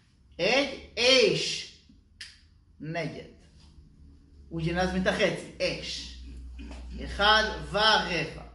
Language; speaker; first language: Hungarian; non-native, learner; Hebrew